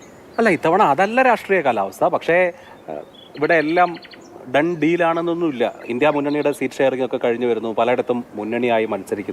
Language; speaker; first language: Malayalam; native; Malayalam